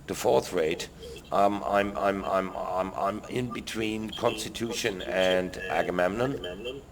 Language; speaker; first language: English; non-native, fluent; German